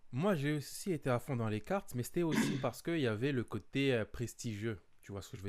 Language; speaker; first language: French; native; French